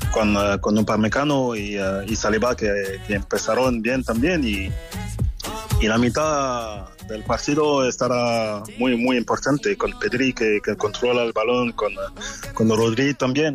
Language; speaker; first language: Spanish; non-native, learner; French